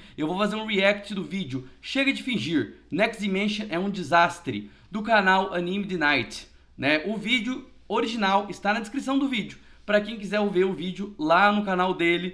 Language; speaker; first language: Portuguese; native; Portuguese